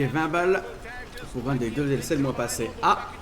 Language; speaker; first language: French; native; French